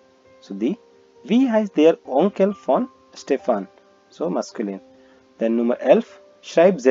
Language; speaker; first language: German; non-native, learner; Hindi